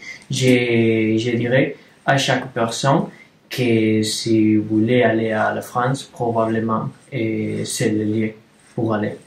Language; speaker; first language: French; non-native, learner; Spanish